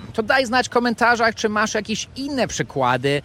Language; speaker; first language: Polish; non-native, fluent; English